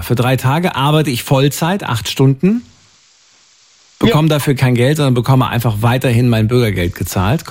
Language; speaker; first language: German; native; German